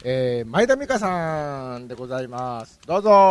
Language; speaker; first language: Japanese; native; Japanese